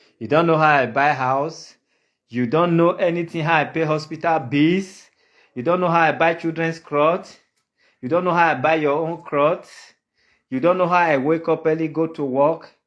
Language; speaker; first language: Nigerian Pidgin; native; Nigerian Pidgin